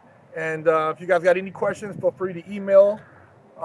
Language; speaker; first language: English; native; English